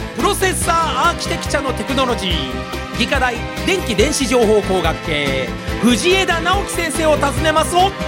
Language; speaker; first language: Japanese; native; Japanese